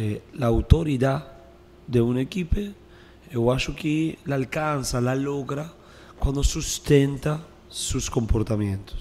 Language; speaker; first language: Portuguese; non-native, learner; Spanish